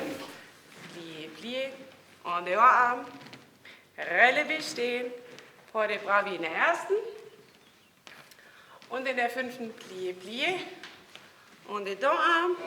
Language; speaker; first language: German; native; German